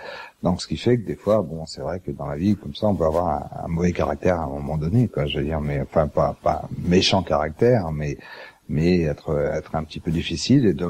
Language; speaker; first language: French; native; French